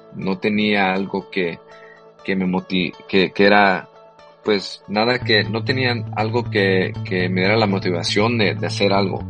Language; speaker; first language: Spanish; early bilingual, heritage; Spanish